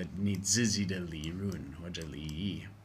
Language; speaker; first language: Chinese; non-native, fluent; English